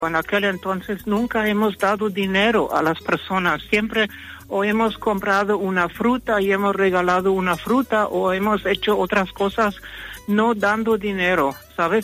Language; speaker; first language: Spanish; non-native, fluent; German